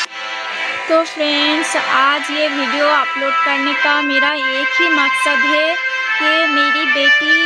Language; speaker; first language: Hindi; non-native, local second language; Bangla